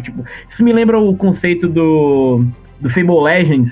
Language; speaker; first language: Portuguese; native; Portuguese